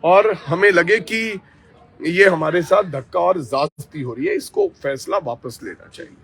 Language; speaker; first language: Hindi; non-native, local second language; Punjabi